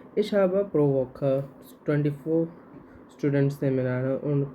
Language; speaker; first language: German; non-native, learner; Hindi